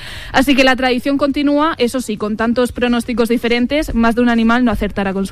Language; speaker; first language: Spanish; native; Spanish